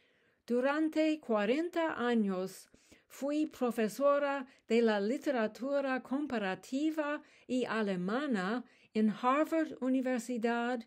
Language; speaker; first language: Spanish; non-native, learner; English